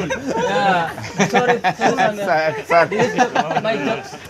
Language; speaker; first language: English; non-native, learner; Indonesian